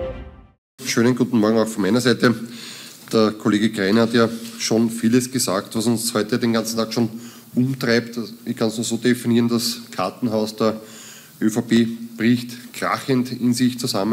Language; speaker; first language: German; native; German